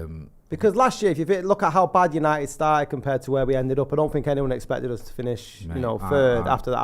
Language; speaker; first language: English; native; English